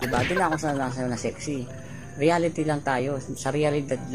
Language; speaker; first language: Filipino; native; Filipino